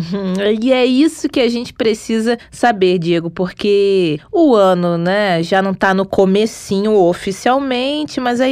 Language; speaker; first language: Portuguese; native; Portuguese